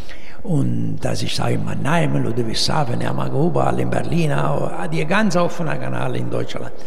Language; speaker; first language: German; non-native, learner; Italian